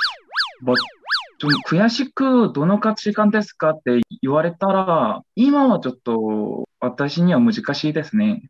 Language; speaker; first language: Japanese; non-native, learner; Korean